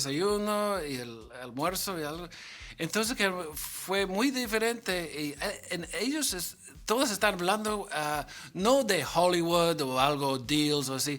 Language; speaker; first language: Spanish; non-native, learner; English